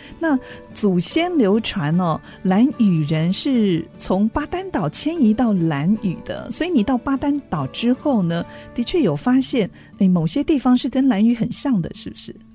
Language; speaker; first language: Chinese; native; Chinese